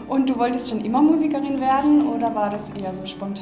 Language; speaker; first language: German; native; German